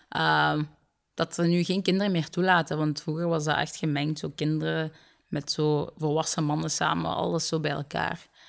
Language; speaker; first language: Dutch; early bilingual, other home language; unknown